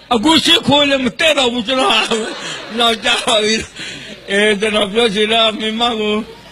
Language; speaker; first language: Burmese; non-native, local second language; Karen languages